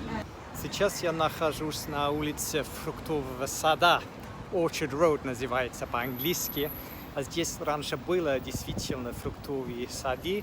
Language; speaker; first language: Russian; non-native, fluent; English